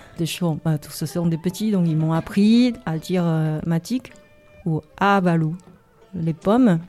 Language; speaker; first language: French; non-native, fluent; Chinese